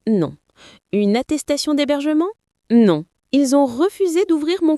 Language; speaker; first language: French; non-native, fluent; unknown